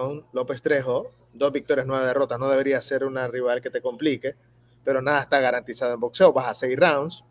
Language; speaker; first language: Spanish; native; Spanish